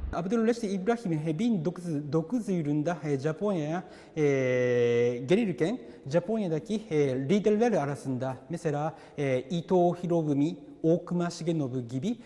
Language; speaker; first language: Turkish; non-native, fluent; Japanese